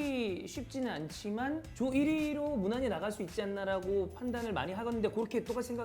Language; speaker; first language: Korean; native; Korean